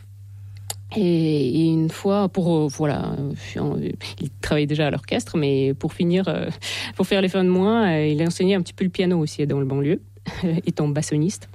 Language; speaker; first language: French; non-native, fluent; Russian